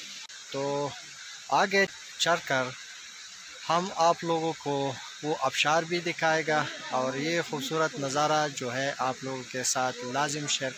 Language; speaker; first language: Hindi; non-native, local second language; Pashto